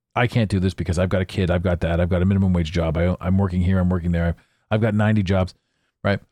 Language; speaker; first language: English; native; English